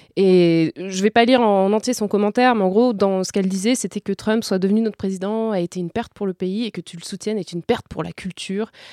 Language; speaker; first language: French; native; French